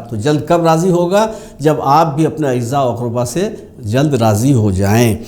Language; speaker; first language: Urdu; native; Urdu